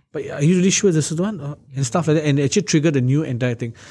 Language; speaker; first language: English; native; English